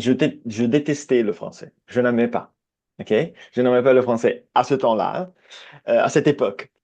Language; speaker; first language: French; non-native, fluent; Italian